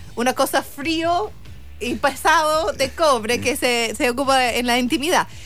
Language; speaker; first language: Spanish; non-native, fluent; English